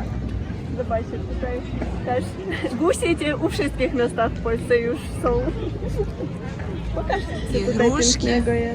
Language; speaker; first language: Polish; non-native, learner; Ukrainian